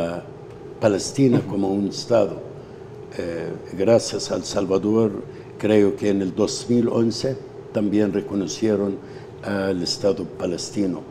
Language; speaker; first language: Spanish; non-native, fluent; Arabic